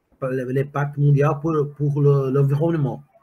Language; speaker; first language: French; non-native, fluent; Portuguese